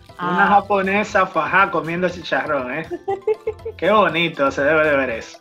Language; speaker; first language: Spanish; native; Spanish